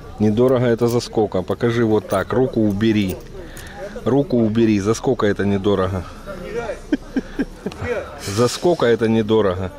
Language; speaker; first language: Russian; native; Russian